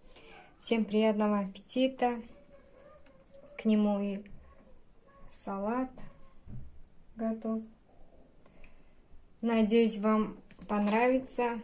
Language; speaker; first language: Russian; non-native, local second language; Tajik